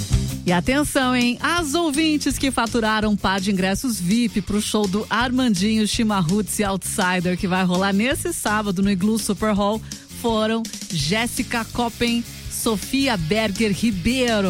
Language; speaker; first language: Portuguese; native; Portuguese